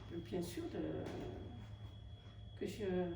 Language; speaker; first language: French; non-native, fluent; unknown